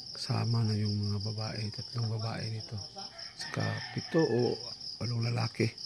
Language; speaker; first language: Filipino; non-native, local second language; Cebuano